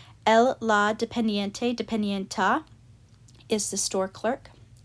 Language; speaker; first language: Spanish; non-native, learner; English